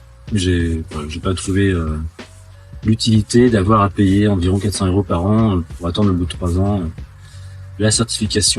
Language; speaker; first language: French; native; French